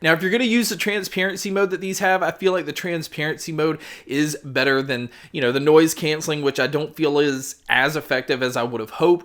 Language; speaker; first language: English; native; English